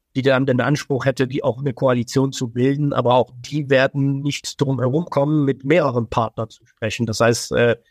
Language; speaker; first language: German; early bilingual, other home language; Persian